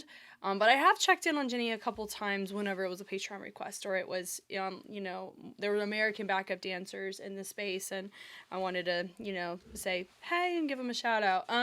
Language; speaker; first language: English; native; English